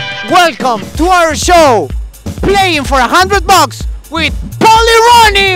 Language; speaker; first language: English; non-native, fluent; Spanish